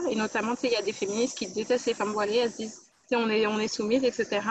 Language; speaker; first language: French; native; French